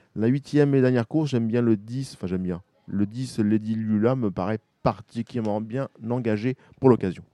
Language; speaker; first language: French; native; French